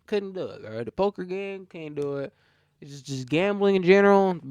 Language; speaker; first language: English; native; English